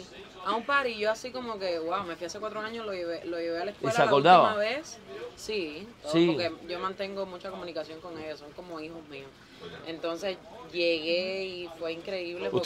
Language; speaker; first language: Spanish; native; Spanish